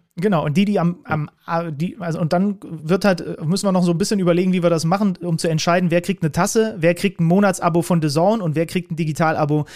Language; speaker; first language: German; native; German